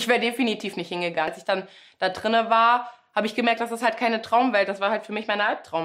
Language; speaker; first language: German; native; German